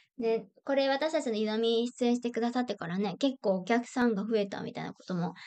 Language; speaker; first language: Japanese; native; Japanese